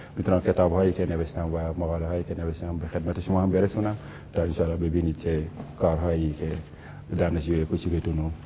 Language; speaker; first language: Persian; non-native, fluent; Wolof